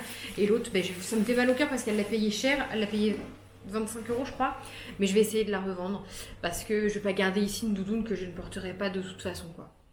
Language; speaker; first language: French; native; French